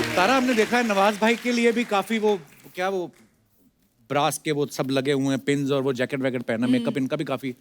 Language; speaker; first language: Hindi; non-native, local second language; Punjabi